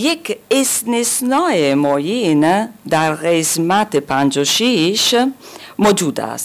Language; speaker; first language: Persian; non-native, learner; German